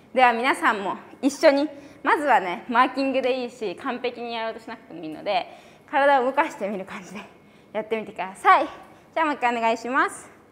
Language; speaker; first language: Japanese; native; Japanese